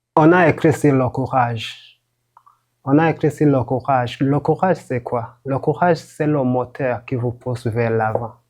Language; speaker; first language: French; non-native, local second language; Rundi